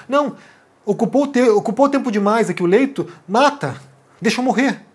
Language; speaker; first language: Portuguese; native; Portuguese